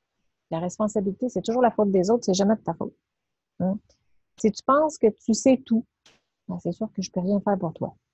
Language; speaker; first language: French; native; French